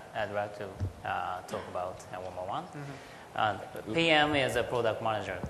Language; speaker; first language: English; non-native, learner; Japanese